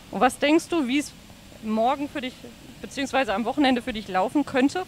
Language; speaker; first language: German; native; German